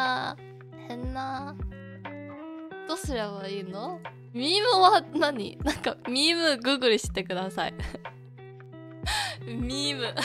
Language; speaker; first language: Japanese; non-native, learner; Korean